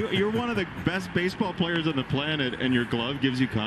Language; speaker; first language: English; native; English